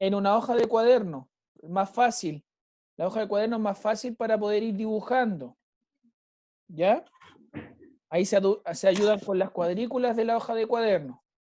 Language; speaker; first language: Spanish; native; Spanish